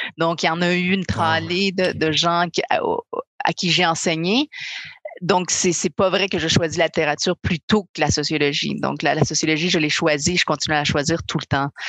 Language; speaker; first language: French; early bilingual, other home language; Spanish